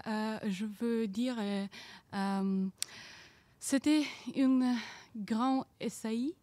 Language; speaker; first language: French; non-native, learner; Ukrainian